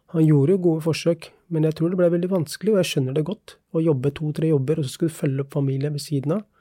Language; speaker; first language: Norwegian; early bilingual, other home language; Urdu